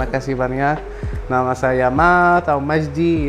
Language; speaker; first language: Indonesian; non-native, learner; Arabic